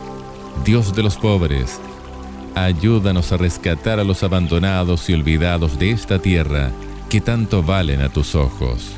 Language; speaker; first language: Spanish; native; Spanish